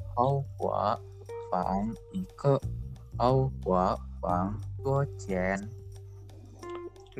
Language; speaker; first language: Chinese; non-native, learner; Indonesian